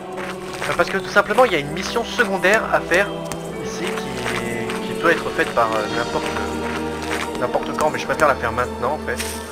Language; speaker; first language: French; native; French